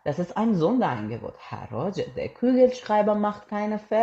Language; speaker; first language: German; non-native, fluent; Persian